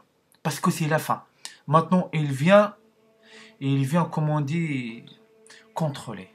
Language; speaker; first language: French; non-native, learner; Arabic